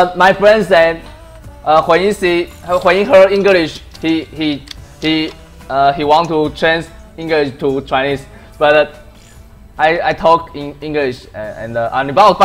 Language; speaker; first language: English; non-native, learner; Chinese